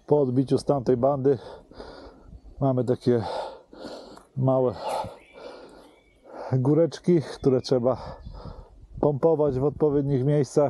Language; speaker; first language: Polish; native; Polish